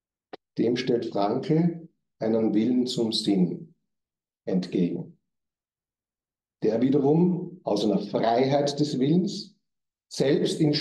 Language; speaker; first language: German; native; German